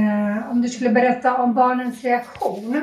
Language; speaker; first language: Swedish; native; Swedish